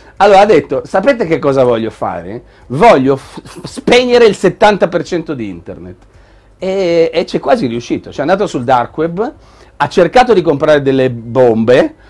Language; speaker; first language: Italian; native; Italian